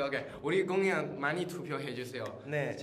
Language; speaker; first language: Korean; non-native, learner; Chinese